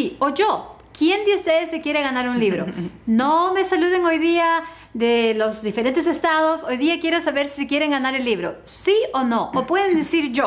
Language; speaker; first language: Spanish; native; Spanish